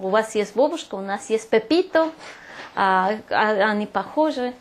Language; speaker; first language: Russian; non-native, fluent; Spanish